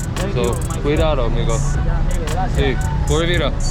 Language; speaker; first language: Spanish; non-native, learner; English